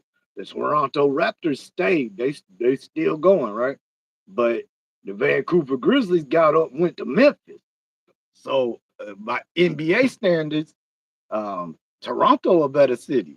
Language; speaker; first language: English; native; English